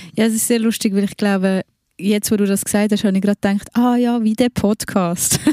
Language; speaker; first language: German; native; German